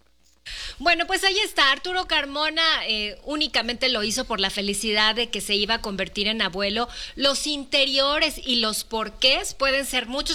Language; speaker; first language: Spanish; native; Spanish